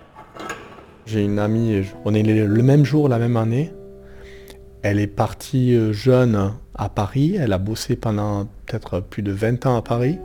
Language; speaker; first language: French; native; French